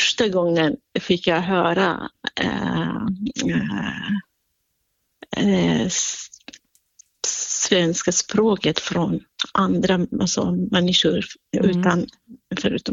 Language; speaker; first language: Swedish; non-native, fluent; Kurdish